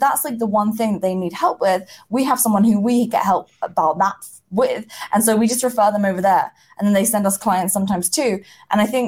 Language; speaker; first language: English; native; English